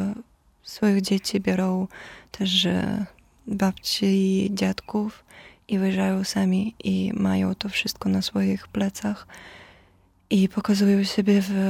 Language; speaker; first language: Polish; non-native, fluent; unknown